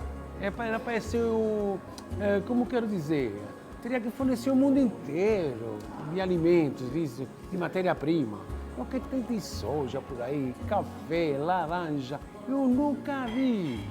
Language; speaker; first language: Portuguese; non-native, fluent; Italian